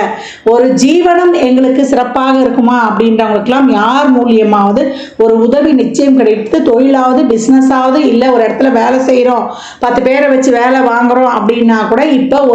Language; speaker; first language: Tamil; native; Tamil